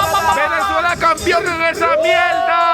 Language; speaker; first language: Spanish; native; Spanish